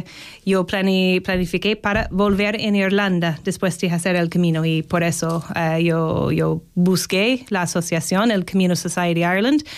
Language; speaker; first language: Spanish; non-native, learner; English